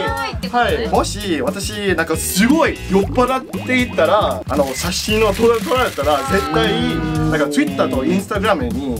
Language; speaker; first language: Japanese; non-native, fluent; English